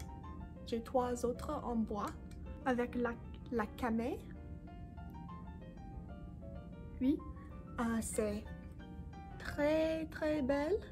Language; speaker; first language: French; non-native, learner; English